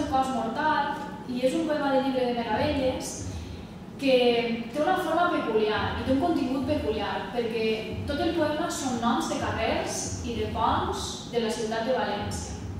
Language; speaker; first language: Catalan; native; Catalan